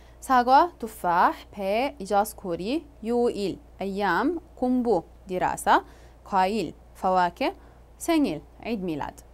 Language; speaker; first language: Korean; non-native, fluent; Arabic